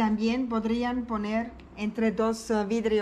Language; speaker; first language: Spanish; non-native, learner; German